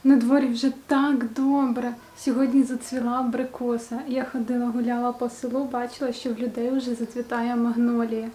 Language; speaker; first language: Ukrainian; native; Ukrainian